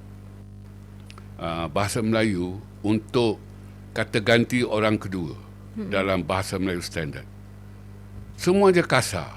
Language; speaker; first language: Malay; native; Malay